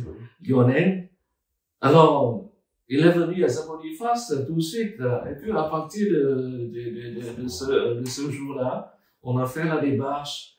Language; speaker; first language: French; non-native, fluent; Vietnamese